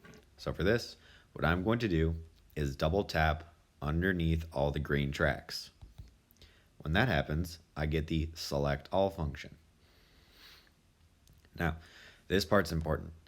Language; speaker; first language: English; native; English